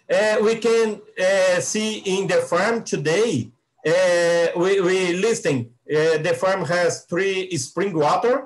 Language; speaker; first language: English; non-native, learner; Portuguese